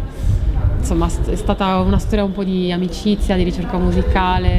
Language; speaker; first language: Italian; native; Italian